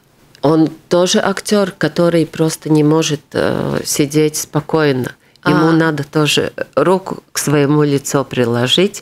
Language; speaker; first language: Russian; non-native, local second language; Latvian